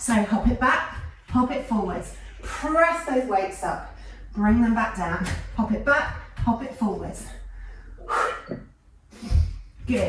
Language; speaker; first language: English; native; English